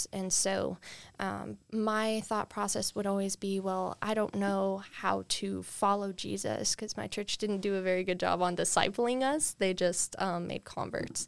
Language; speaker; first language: English; native; English